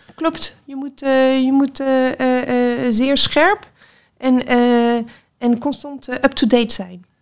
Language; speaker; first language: Dutch; non-native, fluent; French